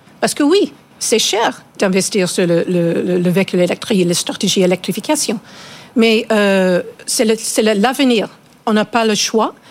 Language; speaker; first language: French; non-native, fluent; English